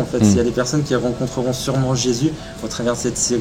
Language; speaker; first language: French; native; French